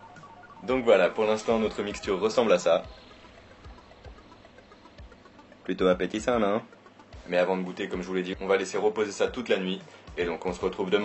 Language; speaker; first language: French; native; French